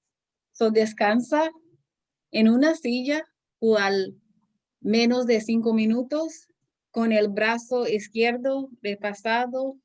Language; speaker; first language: Spanish; non-native, learner; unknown